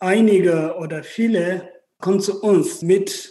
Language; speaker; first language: German; non-native, learner; Tibetan